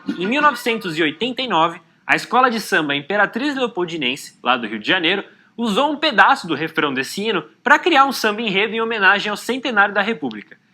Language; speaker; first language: Portuguese; native; Portuguese